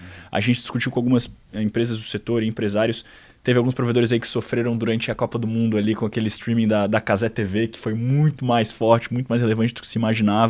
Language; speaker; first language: Portuguese; native; Portuguese